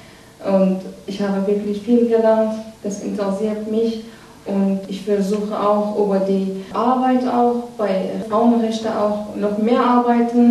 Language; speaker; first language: German; non-native, learner; Persian